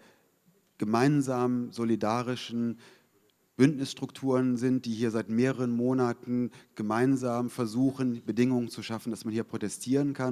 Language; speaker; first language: German; native; German